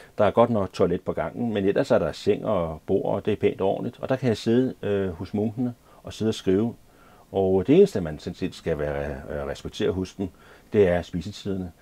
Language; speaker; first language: Danish; native; Danish